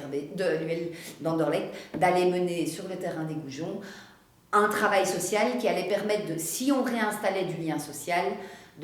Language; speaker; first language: French; native; French